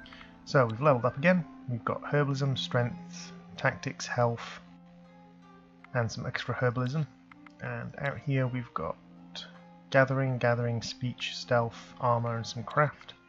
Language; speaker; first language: English; native; English